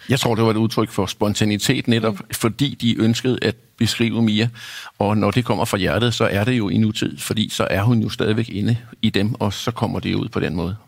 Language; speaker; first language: Danish; native; Danish